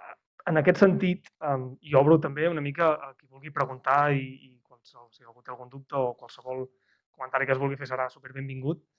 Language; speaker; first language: Catalan; native; Catalan